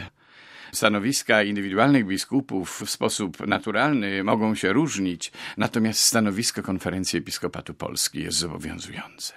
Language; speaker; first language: Polish; native; Polish